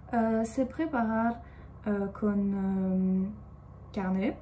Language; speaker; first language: Spanish; non-native, learner; French